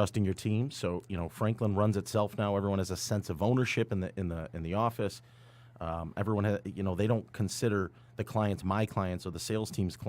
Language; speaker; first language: English; native; English